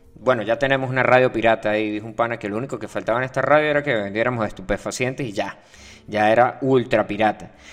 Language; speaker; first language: Spanish; native; Spanish